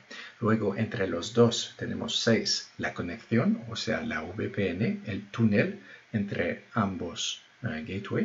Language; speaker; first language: Spanish; non-native, fluent; French